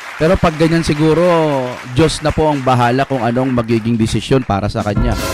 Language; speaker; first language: Filipino; non-native, local second language; Iloko